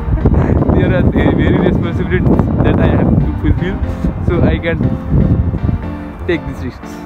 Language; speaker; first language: English; non-native, learner; Nepali